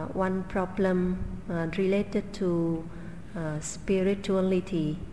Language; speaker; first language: English; non-native, learner; Vietnamese